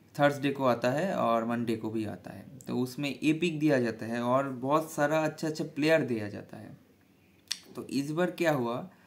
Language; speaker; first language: Hindi; non-native, local second language; Bangla